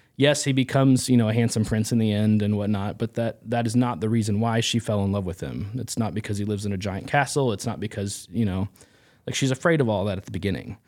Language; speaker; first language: English; native; English